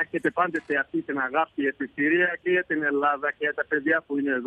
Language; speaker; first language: Greek; non-native, learner; Arabic